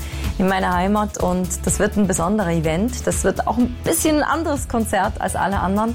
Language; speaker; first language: German; native; German